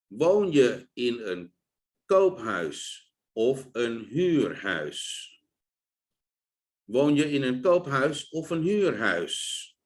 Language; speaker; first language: Dutch; non-native, fluent; Thai